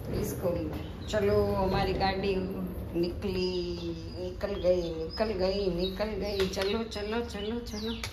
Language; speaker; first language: Hindi; non-native, local second language; Gujarati